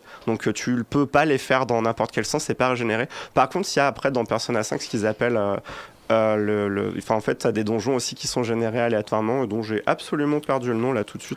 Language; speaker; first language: French; native; French